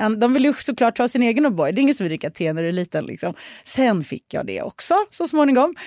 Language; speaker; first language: Swedish; early bilingual, other home language; Russian